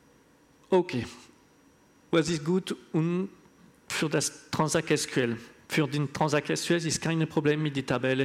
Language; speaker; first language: German; non-native, learner; French